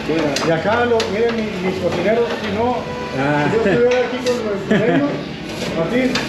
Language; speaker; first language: Spanish; native; Spanish